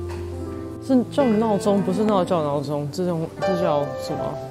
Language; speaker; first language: Chinese; non-native, fluent; English